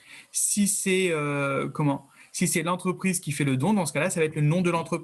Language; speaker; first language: French; native; French